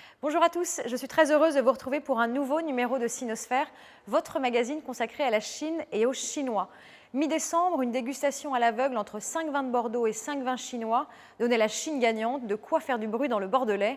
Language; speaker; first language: French; native; French